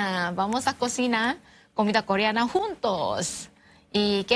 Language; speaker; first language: Spanish; non-native, learner; Korean